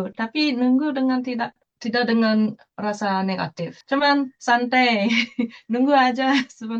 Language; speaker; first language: Indonesian; non-native, fluent; Japanese